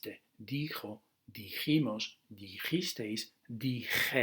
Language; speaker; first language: Spanish; non-native, fluent; Dutch